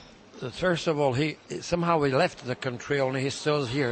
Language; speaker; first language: English; non-native, fluent; Czech